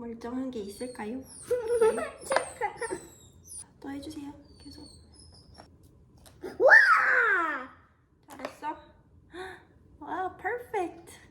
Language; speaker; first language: Korean; native; Korean